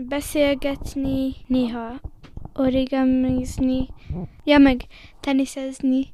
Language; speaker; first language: Hungarian; early bilingual, heritage; Hungarian